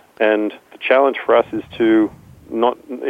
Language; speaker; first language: English; native; English